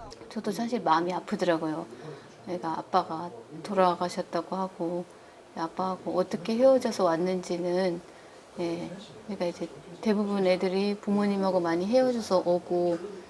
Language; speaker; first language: Korean; native; Korean